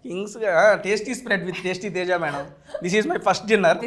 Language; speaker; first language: Telugu; native; Telugu